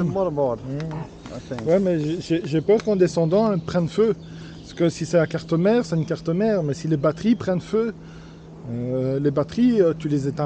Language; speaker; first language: French; native; French